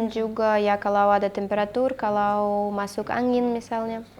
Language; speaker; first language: Indonesian; non-native, fluent; Russian